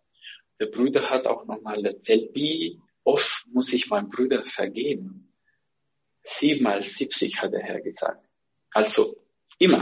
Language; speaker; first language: German; non-native, fluent; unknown